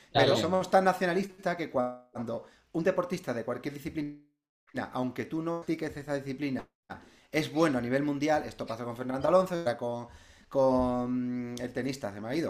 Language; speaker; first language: Spanish; native; Spanish